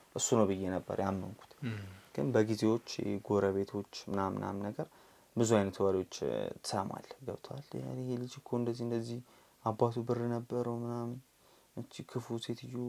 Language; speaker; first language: Amharic; native; Amharic